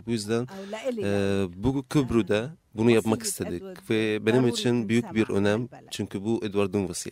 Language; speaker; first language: Turkish; non-native, fluent; Arabic